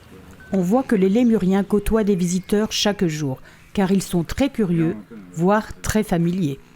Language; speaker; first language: French; native; French